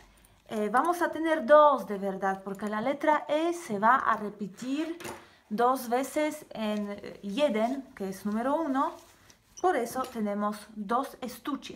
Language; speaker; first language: Spanish; non-native, fluent; Polish